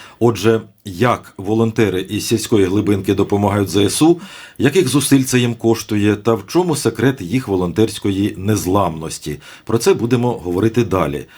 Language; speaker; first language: Ukrainian; native; Ukrainian